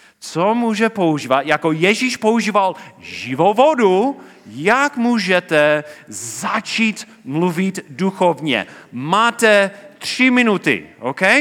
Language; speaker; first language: Czech; non-native, fluent; English